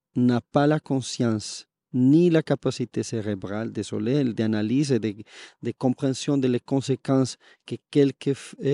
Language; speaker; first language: French; non-native, fluent; Spanish